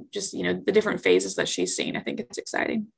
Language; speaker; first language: English; native; English